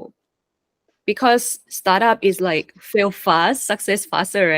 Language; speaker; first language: English; non-native, fluent; Thai